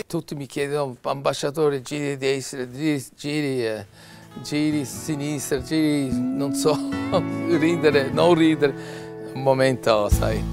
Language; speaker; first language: Italian; non-native, learner; English